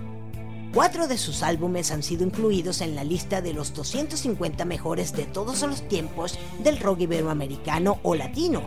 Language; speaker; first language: Spanish; native; Spanish